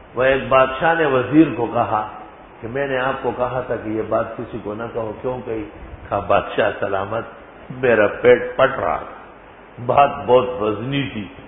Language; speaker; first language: Urdu; non-native, local second language; Pashto